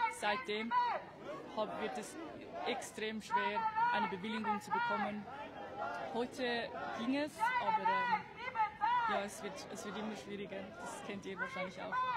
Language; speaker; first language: German; early bilingual, other home language; Tibetan